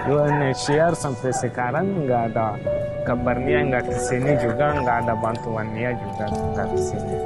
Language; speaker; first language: Indonesian; non-native, fluent; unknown